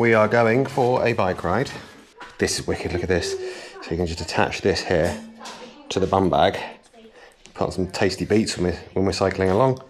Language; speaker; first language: English; native; English